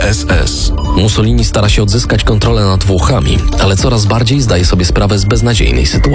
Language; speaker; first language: Polish; native; Polish